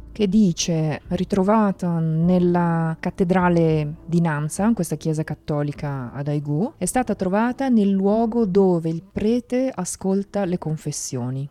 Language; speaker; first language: Italian; native; Italian